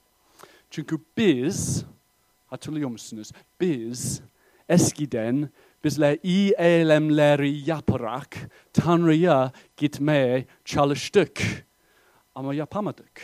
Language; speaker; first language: Turkish; non-native, fluent; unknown